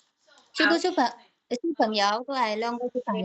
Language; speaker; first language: Cantonese; non-native, learner; Indonesian